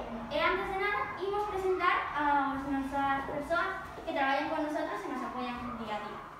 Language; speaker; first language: Spanish; non-native, local second language; Galician